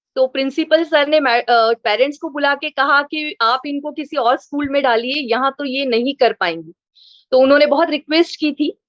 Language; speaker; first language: Hindi; non-native, local second language; Marathi